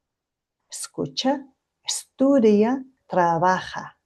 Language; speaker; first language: Spanish; non-native, fluent; Mongolian